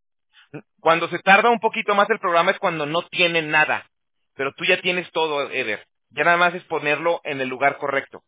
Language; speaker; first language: Spanish; native; Spanish